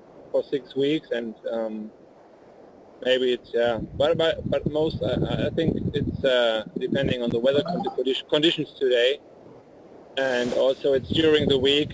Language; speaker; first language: English; non-native, fluent; German